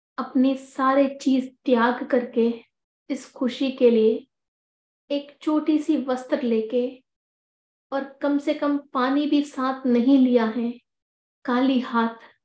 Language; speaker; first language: Hindi; non-native, local second language; Telugu